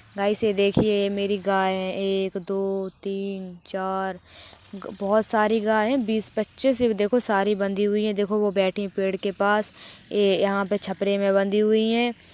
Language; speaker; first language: Hindi; native; Hindi